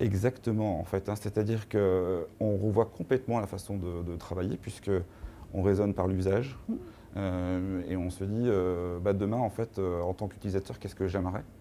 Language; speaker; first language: French; native; French